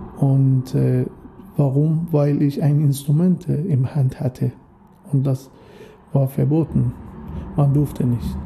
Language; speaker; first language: German; non-native, fluent; Persian